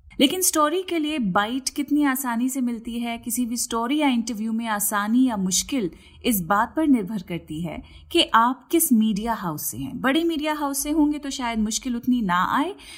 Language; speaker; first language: Hindi; native; Hindi